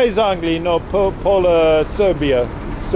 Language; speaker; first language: Russian; non-native, learner; English